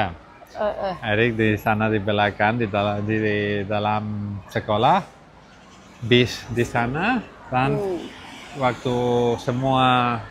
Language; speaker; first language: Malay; non-native, learner; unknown